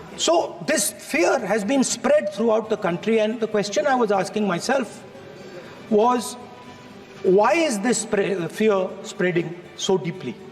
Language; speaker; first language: English; non-native, local second language; Hindi